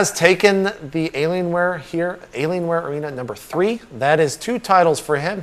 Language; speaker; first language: English; native; English